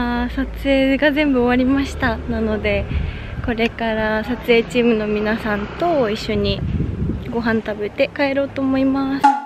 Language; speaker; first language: Japanese; native; Japanese